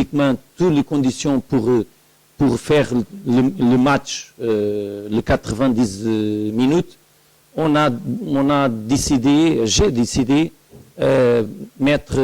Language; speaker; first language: French; non-native, learner; Portuguese